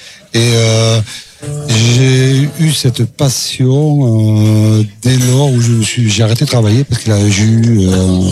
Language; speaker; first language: French; native; French